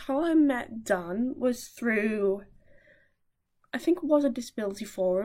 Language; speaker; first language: English; native; English